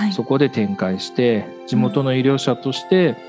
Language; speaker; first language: Japanese; native; Japanese